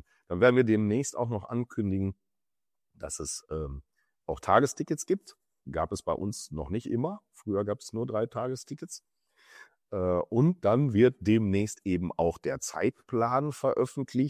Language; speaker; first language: German; native; German